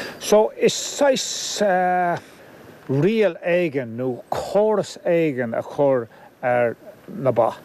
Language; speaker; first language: Irish; native; Irish